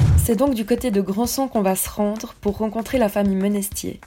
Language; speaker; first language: French; native; French